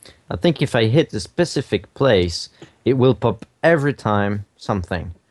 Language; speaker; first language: English; non-native, fluent; French